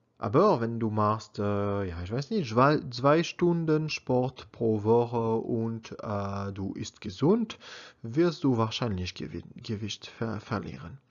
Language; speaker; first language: German; non-native, learner; French